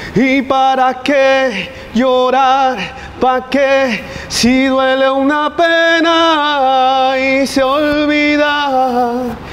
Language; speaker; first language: Spanish; native; Spanish